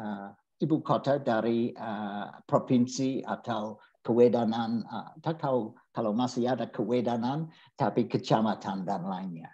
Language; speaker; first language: Indonesian; non-native, fluent; English